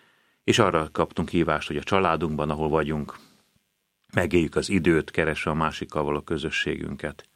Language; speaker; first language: Hungarian; native; Hungarian